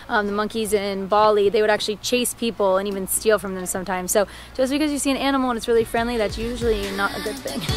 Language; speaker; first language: English; native; English